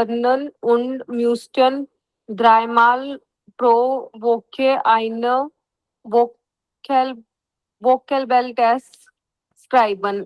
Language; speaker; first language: German; non-native, learner; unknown